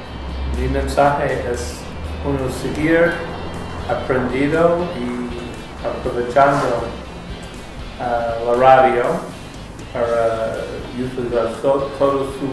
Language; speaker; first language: Spanish; non-native, fluent; English